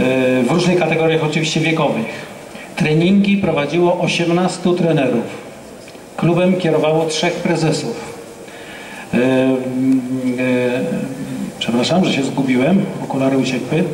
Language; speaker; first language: Polish; native; Polish